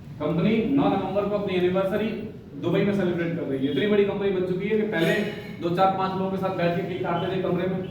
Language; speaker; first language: Hindi; native; Hindi